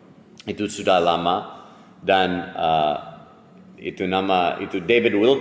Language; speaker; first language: Indonesian; non-native, fluent; English